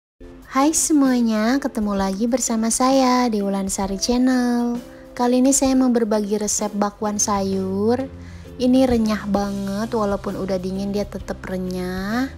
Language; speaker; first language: Indonesian; native; Indonesian